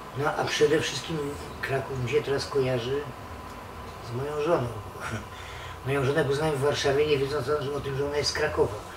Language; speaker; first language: Polish; native; Polish